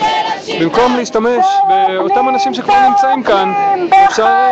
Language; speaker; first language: Hebrew; native; Hebrew